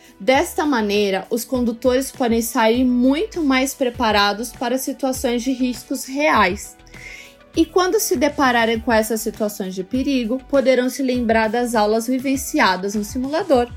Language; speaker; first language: Portuguese; native; Portuguese